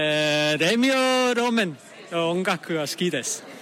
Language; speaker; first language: Japanese; non-native, learner; English